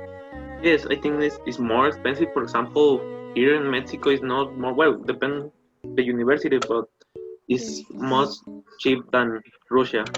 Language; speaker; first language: English; non-native, learner; Spanish